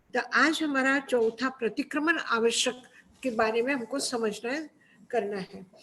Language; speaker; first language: Hindi; non-native, local second language; Gujarati